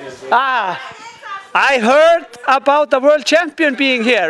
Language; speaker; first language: English; non-native, fluent; Icelandic